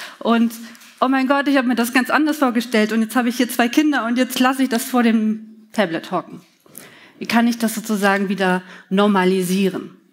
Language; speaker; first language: German; early bilingual, other home language; Polish